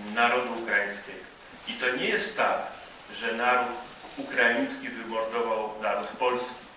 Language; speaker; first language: Polish; native; Polish